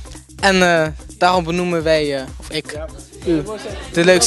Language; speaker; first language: Dutch; native; Dutch